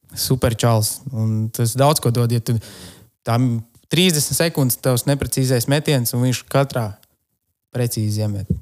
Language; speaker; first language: Latvian; native; Latvian